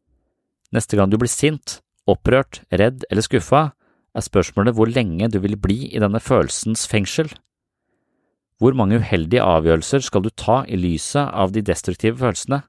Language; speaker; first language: Norwegian; native; Norwegian